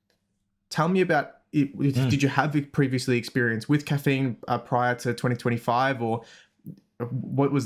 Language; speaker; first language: English; native; English